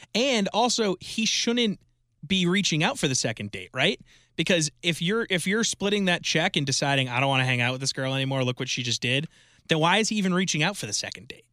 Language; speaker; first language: English; native; English